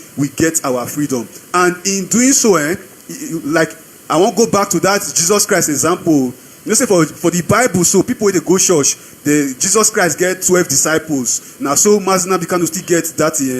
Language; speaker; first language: Nigerian Pidgin; non-native, local second language; Igbo